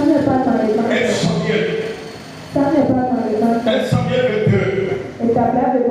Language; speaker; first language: French; native; French